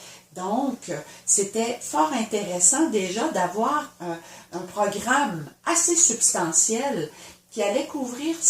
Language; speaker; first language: French; native; French